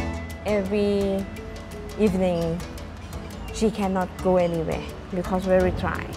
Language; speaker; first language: English; non-native, learner; Thai